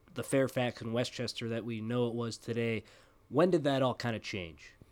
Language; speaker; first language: English; native; English